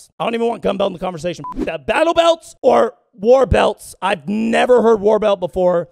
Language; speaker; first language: English; native; English